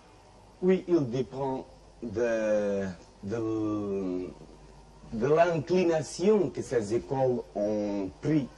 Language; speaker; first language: French; non-native, fluent; Portuguese